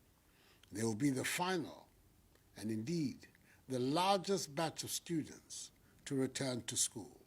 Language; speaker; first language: English; non-native, local second language; Akan